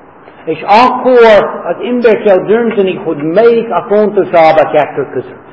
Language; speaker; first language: Hungarian; non-native, fluent; English